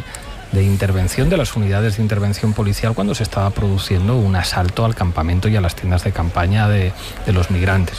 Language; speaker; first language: Spanish; native; Spanish